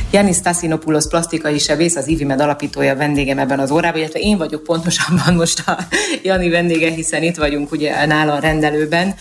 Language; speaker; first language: Hungarian; native; Hungarian